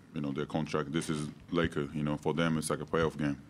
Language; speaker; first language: English; non-native, fluent; Japanese